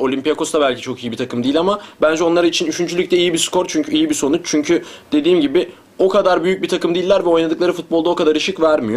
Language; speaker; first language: Turkish; native; Turkish